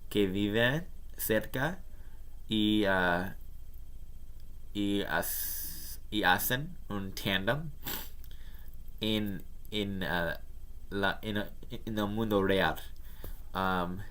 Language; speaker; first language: Spanish; non-native, learner; English